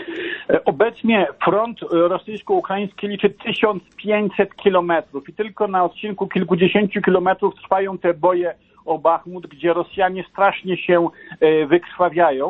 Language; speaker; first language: Polish; native; Polish